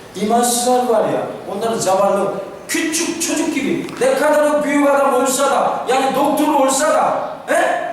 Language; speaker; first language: Turkish; non-native, fluent; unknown